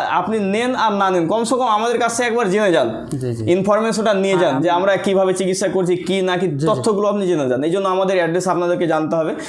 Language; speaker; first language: Bangla; native; Bangla